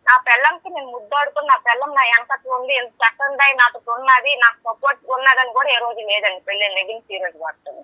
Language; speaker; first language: Telugu; native; Telugu